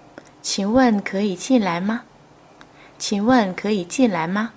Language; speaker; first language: Chinese; non-native, fluent; Vietnamese